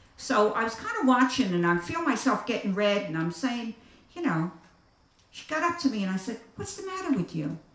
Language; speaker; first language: English; native; English